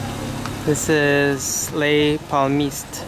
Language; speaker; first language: English; native; English